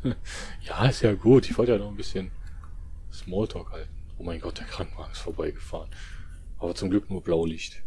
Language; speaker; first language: German; native; German